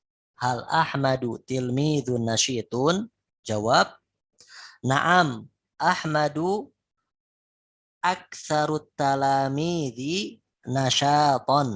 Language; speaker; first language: Arabic; non-native, fluent; Indonesian